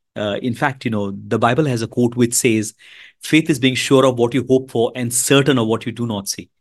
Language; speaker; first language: English; non-native, local second language; Hindi